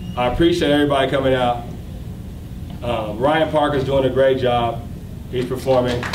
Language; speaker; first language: English; native; English